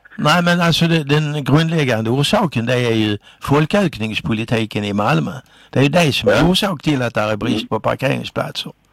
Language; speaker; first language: Swedish; native; Swedish